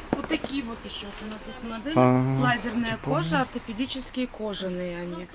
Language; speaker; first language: Russian; native; Russian